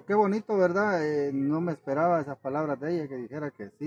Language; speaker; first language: Spanish; native; Spanish